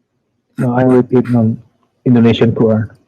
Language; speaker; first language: English; non-native, learner; Indonesian